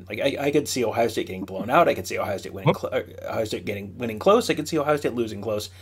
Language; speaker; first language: English; native; English